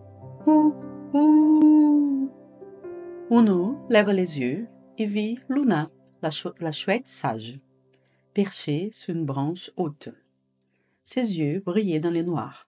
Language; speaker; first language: French; non-native, fluent; Portuguese